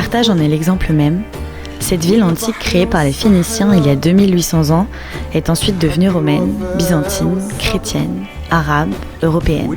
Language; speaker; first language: French; native; French